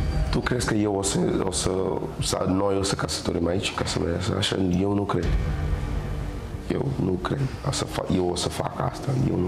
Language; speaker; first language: Romanian; non-native, learner; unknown